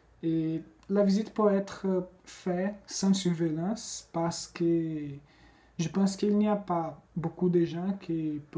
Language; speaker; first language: French; non-native, fluent; Portuguese